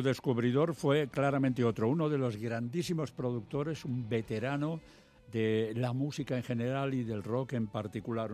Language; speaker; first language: Spanish; native; Spanish